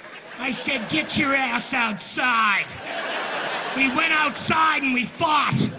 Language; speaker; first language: English; native; English